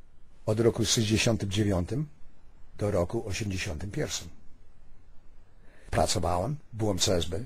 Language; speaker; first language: Polish; early bilingual, heritage; Polish